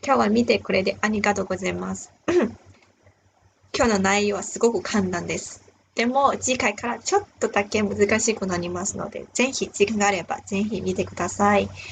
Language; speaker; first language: Japanese; non-native, fluent; Chinese